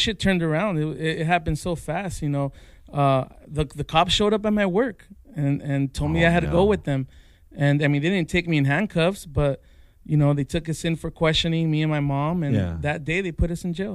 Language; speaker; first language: English; native; English